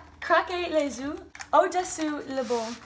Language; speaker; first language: French; non-native, learner; English